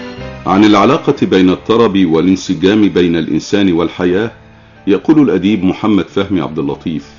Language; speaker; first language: Arabic; native; Arabic